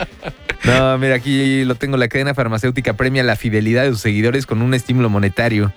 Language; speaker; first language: Spanish; native; Spanish